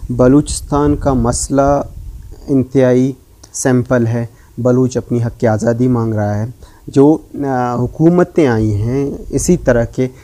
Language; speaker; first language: Urdu; non-native, local second language; Baluchi